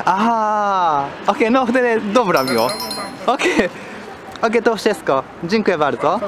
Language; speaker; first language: Polish; non-native, learner; Japanese